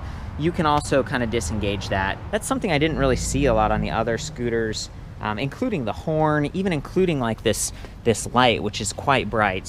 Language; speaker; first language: English; native; English